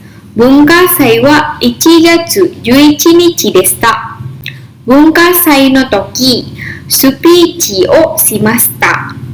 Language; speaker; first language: Japanese; non-native, fluent; Indonesian